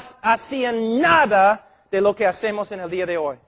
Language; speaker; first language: Spanish; non-native, fluent; English